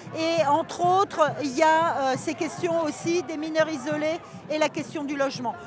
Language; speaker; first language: French; native; French